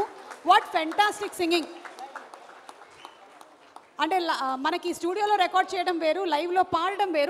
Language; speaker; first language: Telugu; native; Telugu